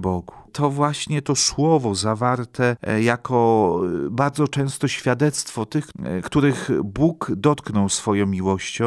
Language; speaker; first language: Polish; native; Polish